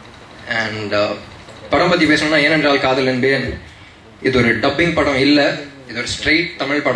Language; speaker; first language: Tamil; non-native, local second language; Telugu